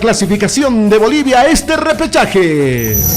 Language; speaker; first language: Spanish; native; Spanish